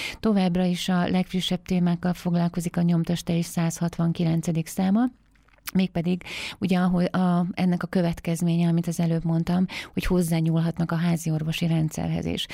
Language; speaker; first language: Hungarian; native; Hungarian